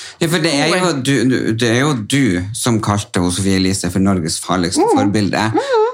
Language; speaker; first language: Norwegian; native; Norwegian